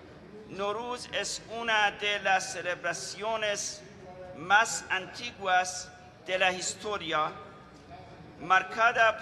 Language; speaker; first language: Spanish; non-native, fluent; Persian